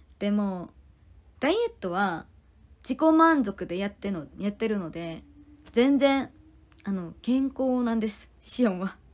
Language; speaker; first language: Japanese; non-native, fluent; Korean